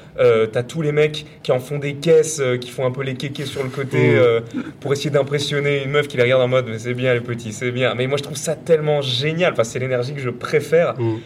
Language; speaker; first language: French; native; French